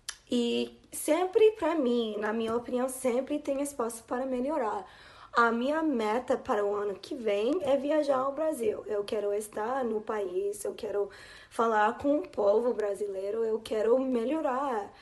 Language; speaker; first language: Portuguese; non-native, fluent; English